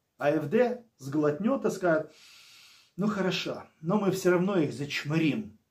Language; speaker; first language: Russian; native; Russian